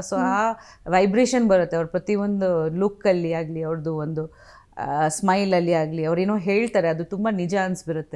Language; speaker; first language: Kannada; non-native, fluent; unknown